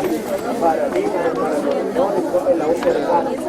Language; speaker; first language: Spanish; native; Spanish